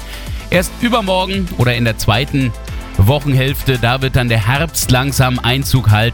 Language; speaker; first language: German; native; German